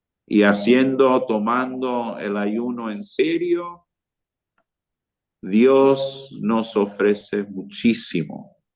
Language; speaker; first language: Spanish; non-native, fluent; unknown